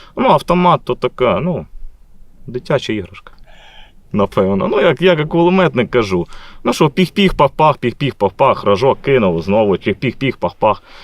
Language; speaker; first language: Ukrainian; non-native, local second language; Russian